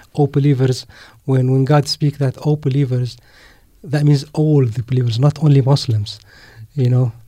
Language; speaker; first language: English; non-native, fluent; Arabic